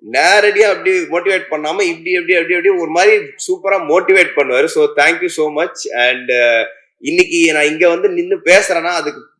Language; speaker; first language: Tamil; native; Tamil